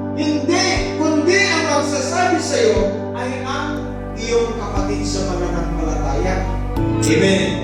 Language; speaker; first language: Filipino; non-native, local second language; Iloko